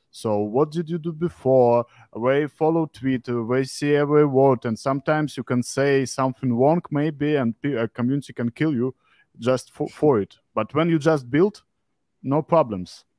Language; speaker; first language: English; non-native, fluent; Russian